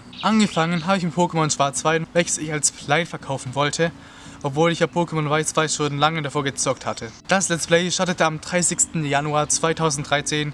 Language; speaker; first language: German; native; German